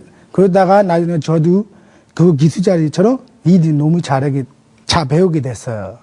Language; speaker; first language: Korean; non-native, fluent; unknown